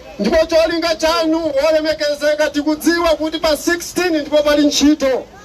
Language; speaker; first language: Nyanja; native; Nyanja